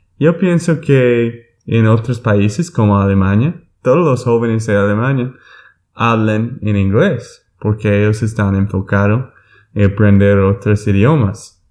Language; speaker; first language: Spanish; non-native, learner; English